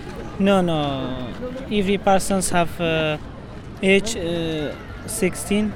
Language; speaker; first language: English; non-native, learner; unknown